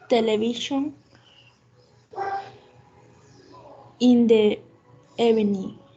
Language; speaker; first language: English; non-native, learner; Spanish